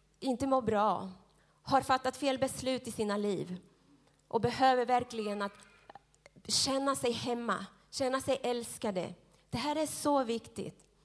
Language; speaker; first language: Swedish; non-native, fluent; Spanish